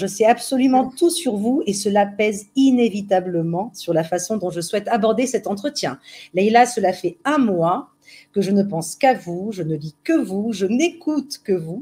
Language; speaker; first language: French; native; French